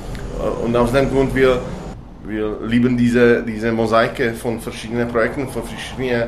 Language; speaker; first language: German; non-native, learner; Czech